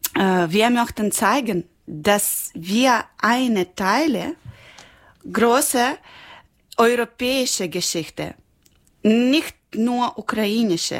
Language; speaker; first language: German; non-native, learner; Ukrainian